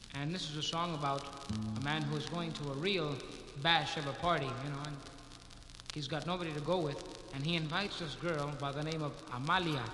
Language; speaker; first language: English; native; English